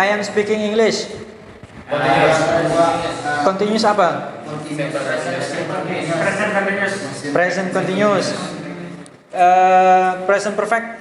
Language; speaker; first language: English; non-native, learner; Indonesian